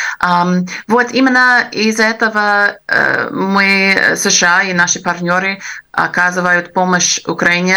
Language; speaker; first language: Russian; non-native, fluent; English